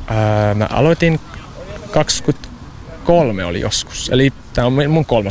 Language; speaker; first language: Finnish; non-native, learner; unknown